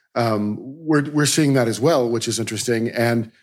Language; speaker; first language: English; early bilingual, other home language; Dutch